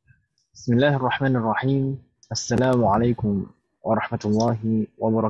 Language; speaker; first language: Arabic; non-native, fluent; Indonesian